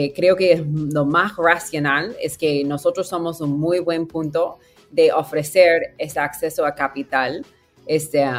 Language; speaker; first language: Spanish; non-native, fluent; English